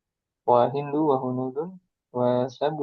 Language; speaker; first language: Arabic; non-native, learner; Indonesian